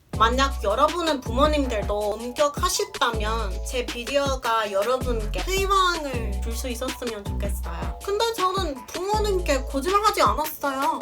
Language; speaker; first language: Korean; non-native, fluent; English